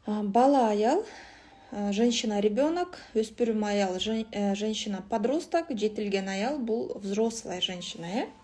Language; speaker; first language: Russian; non-native, local second language; Kyrgyz